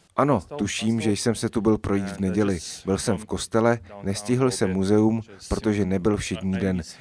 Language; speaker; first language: Czech; non-native, fluent; Russian